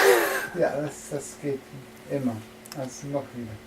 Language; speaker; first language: German; non-native, learner; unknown